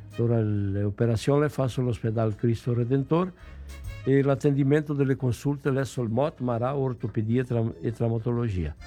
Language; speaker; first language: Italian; early bilingual, heritage; Venetian